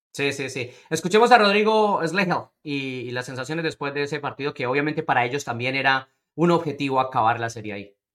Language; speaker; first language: Spanish; native; Spanish